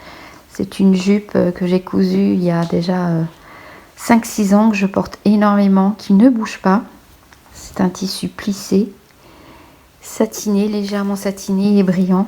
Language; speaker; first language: French; native; French